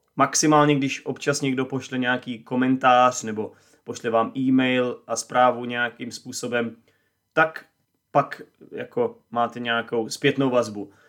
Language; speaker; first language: Czech; native; Czech